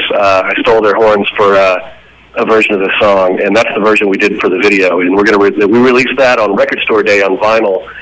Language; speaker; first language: English; native; English